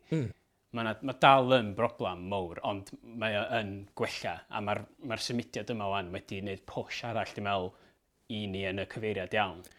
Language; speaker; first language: Welsh; native; Welsh